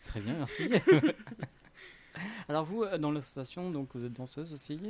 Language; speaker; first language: French; native; French